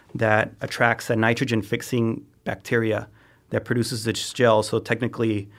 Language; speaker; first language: English; non-native, fluent; Spanish